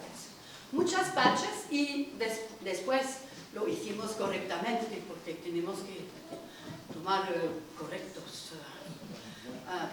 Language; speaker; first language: Spanish; non-native, learner; French